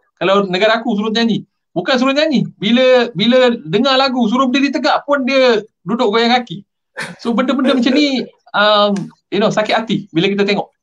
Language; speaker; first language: Malay; non-native, local second language; Tamil